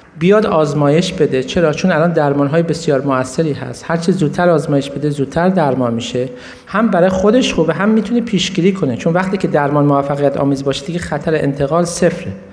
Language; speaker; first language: Persian; native; Persian